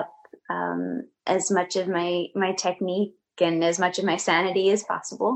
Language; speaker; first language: English; native; English